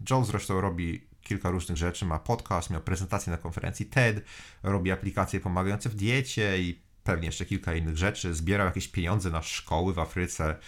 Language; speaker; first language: Polish; native; Polish